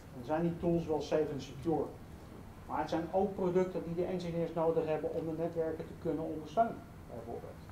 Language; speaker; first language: Dutch; native; Dutch